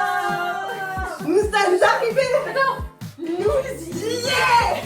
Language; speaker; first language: French; native; French